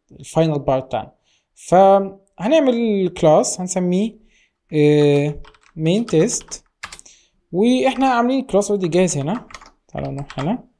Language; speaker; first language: Arabic; native; Arabic